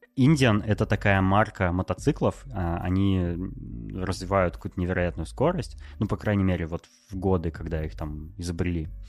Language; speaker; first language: Russian; native; Russian